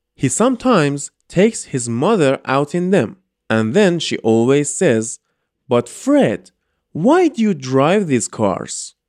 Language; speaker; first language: English; non-native, fluent; Persian